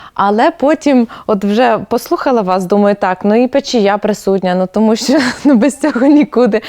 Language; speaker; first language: Ukrainian; native; Ukrainian